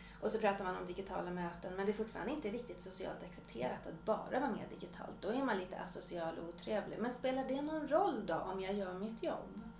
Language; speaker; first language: Swedish; native; Swedish